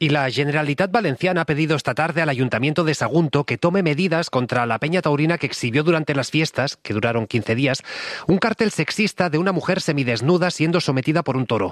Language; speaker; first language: Spanish; native; Spanish